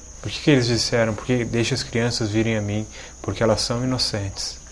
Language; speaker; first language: Portuguese; native; Portuguese